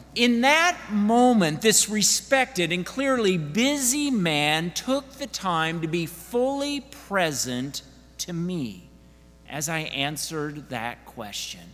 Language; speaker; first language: English; native; English